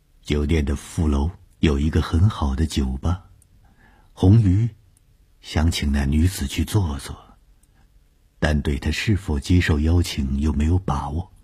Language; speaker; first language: Chinese; native; Chinese